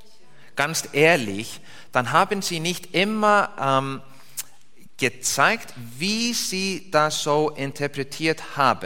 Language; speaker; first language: German; non-native, learner; Icelandic